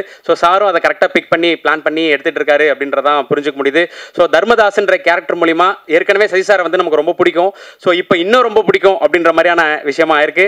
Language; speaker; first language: Tamil; native; Tamil